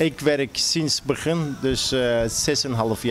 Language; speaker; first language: Dutch; non-native, fluent; Turkish